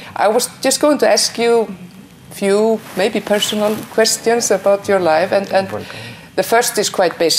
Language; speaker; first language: English; non-native, fluent; Icelandic